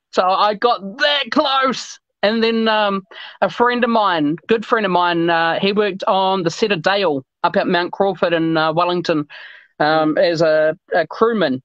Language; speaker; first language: English; native; English